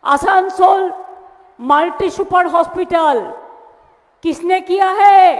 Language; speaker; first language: Hindi; non-native, local second language; Bangla